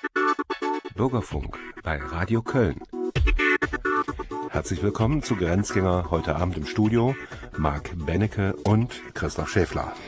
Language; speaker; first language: German; native; German